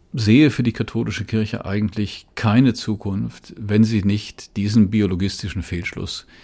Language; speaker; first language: German; native; German